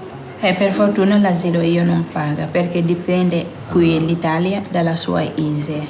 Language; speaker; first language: Italian; non-native, learner; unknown